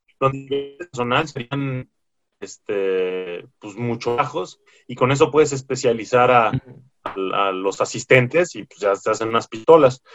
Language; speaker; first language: Spanish; native; Spanish